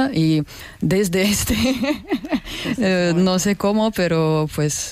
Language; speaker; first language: Spanish; non-native, learner; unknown